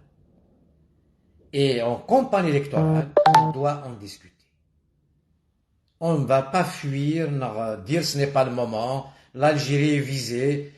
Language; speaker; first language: French; non-native, local second language; Kabyle